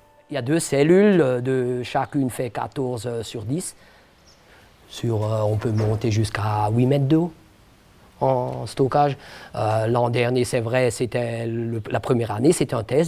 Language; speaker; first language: French; native; French